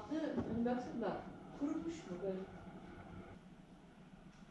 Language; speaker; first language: Turkish; native; Turkish